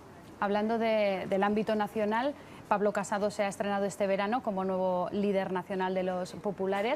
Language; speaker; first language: Spanish; native; Spanish